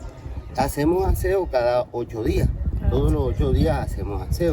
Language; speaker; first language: Spanish; native; Spanish